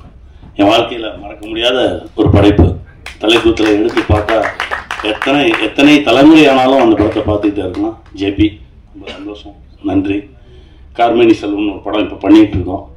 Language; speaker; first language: Tamil; native; Tamil